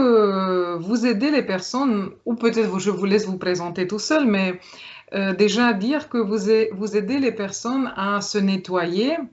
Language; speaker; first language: French; non-native, fluent; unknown